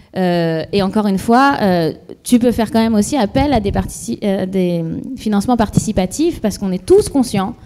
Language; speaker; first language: French; native; French